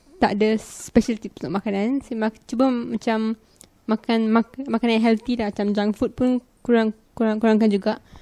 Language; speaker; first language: Malay; non-native, local second language; Punjabi